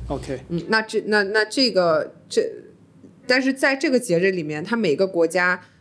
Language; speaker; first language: Chinese; early bilingual, heritage; Chinese